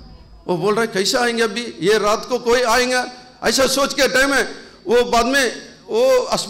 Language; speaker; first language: Hindi; non-native, local second language; Urdu